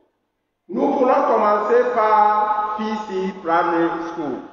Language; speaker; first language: French; non-native, fluent; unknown